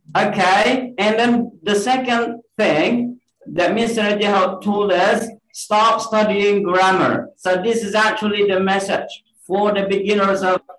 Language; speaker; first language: English; non-native, fluent; Indonesian